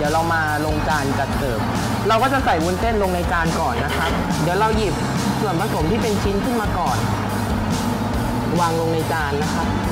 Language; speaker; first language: Thai; native; Thai